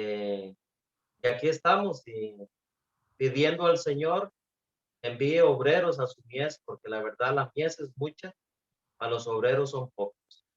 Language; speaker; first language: Spanish; non-native, fluent; Portuguese